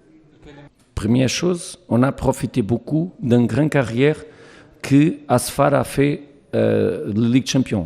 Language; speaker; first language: French; non-native, learner; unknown